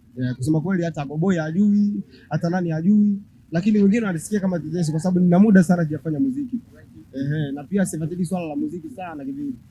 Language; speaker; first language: Swahili; native; Swahili